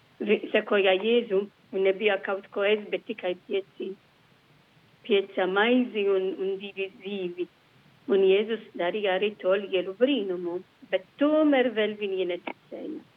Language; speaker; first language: Latvian; non-native, learner; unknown